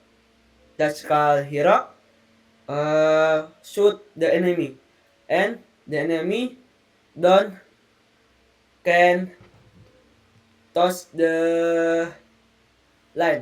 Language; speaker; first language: English; non-native, learner; Indonesian